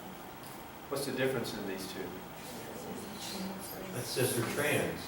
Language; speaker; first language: English; native; English